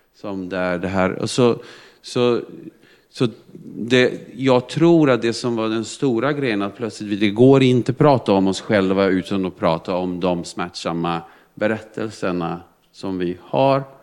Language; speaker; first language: Swedish; non-native, fluent; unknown